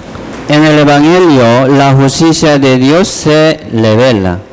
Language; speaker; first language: Spanish; non-native, learner; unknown